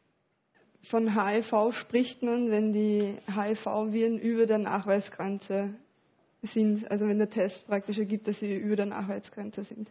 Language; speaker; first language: German; native; German